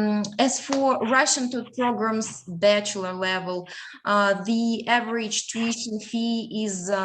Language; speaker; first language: English; non-native, fluent; Russian